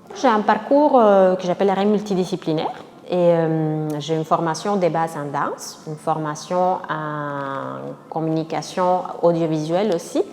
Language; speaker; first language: French; non-native, fluent; Spanish